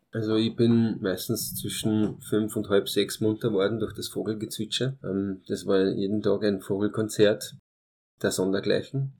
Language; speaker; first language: German; early bilingual, other home language; Hungarian